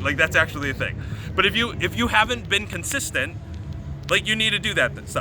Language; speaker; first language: English; native; English